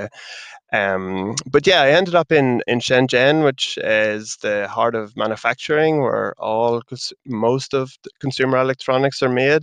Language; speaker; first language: English; native; English